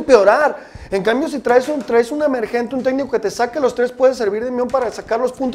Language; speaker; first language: Spanish; native; Spanish